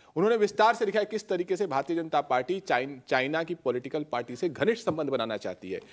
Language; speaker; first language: Hindi; native; Hindi